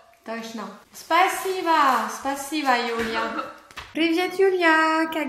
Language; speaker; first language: Russian; non-native, learner; French